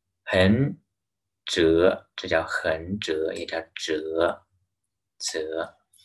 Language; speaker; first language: Chinese; native; Chinese